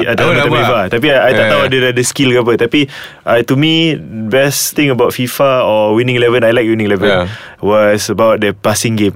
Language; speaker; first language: English; non-native, local second language; Malay